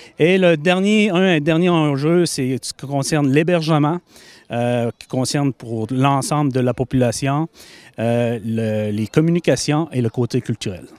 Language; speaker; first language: French; native; French